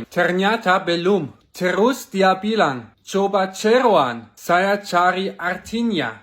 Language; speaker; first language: Indonesian; non-native, fluent; German